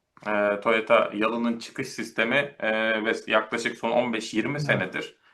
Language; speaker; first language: Turkish; native; Turkish